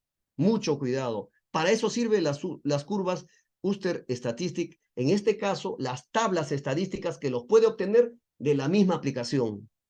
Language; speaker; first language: Spanish; native; Spanish